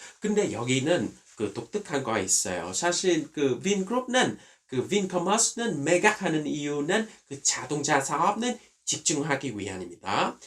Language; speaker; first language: Korean; non-native, fluent; Vietnamese